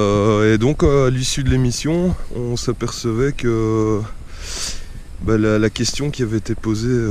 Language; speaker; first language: French; native; French